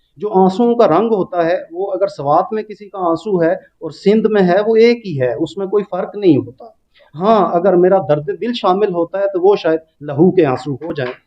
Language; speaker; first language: Urdu; non-native, local second language; Pahari-Potwari